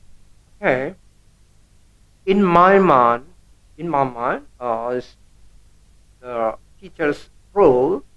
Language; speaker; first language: English; non-native, learner; Indonesian